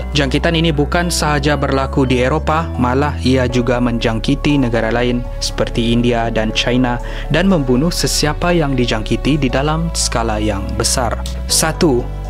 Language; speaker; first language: Malay; native; Malay